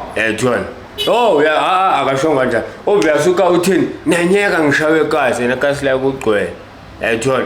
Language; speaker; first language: Zulu; native; Zulu